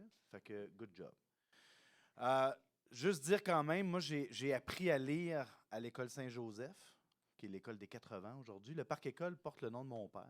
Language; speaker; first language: French; native; French